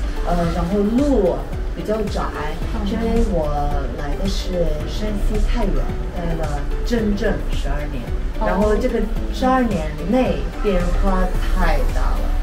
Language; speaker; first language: Chinese; non-native, fluent; Armenian